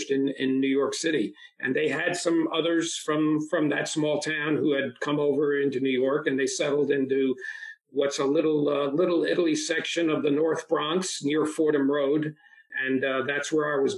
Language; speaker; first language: English; early bilingual, other home language; Italian